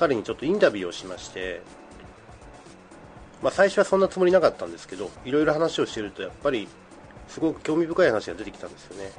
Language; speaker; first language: Japanese; native; Japanese